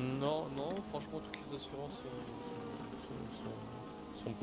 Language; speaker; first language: French; native; French